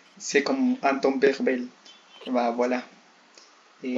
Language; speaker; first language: French; non-native, learner; Spanish